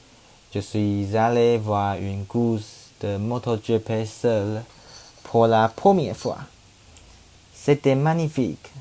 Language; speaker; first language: French; non-native, learner; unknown